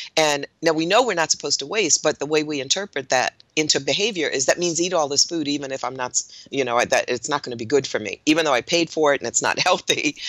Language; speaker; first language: English; native; English